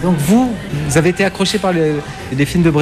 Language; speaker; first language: French; native; French